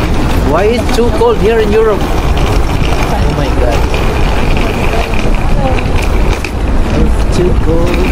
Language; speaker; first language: English; non-native, local second language; Filipino